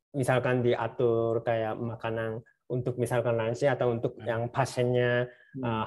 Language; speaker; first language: Indonesian; non-native, fluent; Japanese